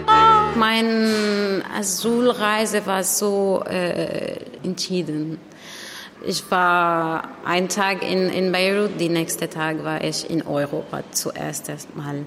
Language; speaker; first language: German; non-native, learner; Arabic